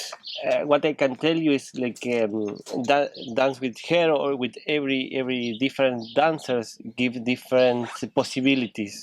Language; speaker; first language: English; non-native, learner; Spanish